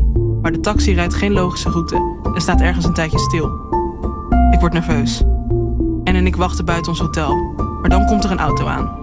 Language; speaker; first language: Dutch; native; Dutch